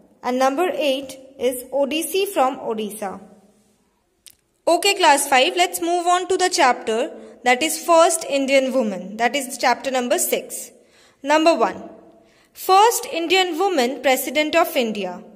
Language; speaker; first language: English; non-native, local second language; Bangla